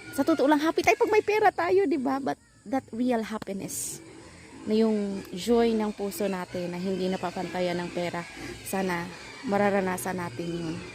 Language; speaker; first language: Filipino; non-native, local second language; Cebuano